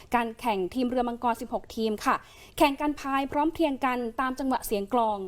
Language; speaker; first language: Thai; native; Thai